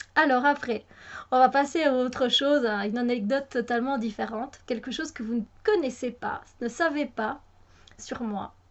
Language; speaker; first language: French; native; French